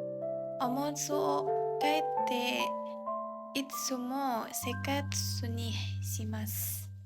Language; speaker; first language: Japanese; non-native, learner; Indonesian